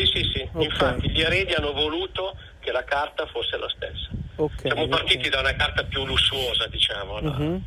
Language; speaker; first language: Italian; native; Italian